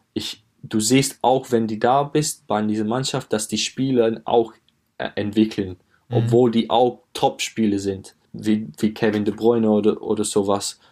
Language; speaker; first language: German; non-native, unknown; English